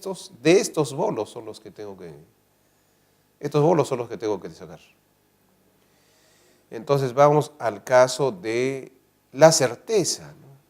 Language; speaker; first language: Spanish; native; Spanish